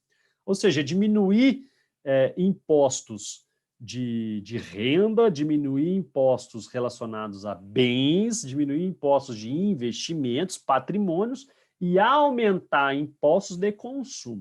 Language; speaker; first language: Portuguese; native; Portuguese